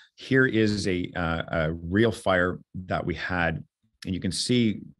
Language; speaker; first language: English; native; English